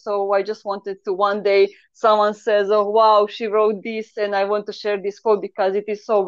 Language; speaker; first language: English; non-native, fluent; Croatian